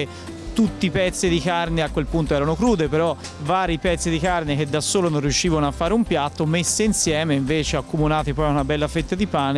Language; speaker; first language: Italian; native; Italian